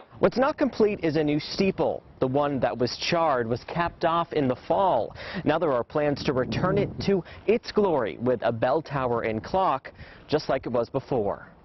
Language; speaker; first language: English; native; English